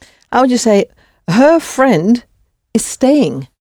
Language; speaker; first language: English; native; English